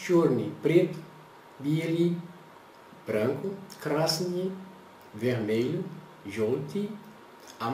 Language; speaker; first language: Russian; non-native, learner; Portuguese